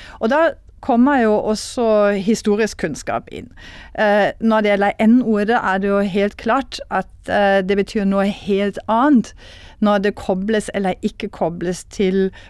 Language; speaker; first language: Norwegian; non-native, fluent; German